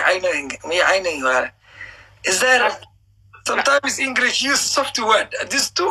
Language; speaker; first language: English; non-native, learner; Somali